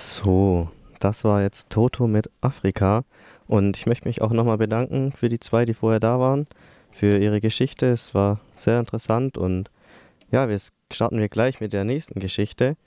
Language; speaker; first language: German; native; German